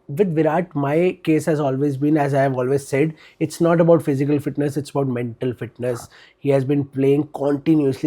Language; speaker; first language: English; non-native, local second language; Hindi